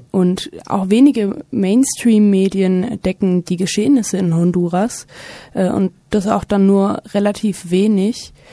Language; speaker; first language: German; native; German